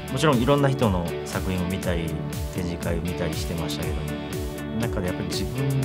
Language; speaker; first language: Japanese; non-native, fluent; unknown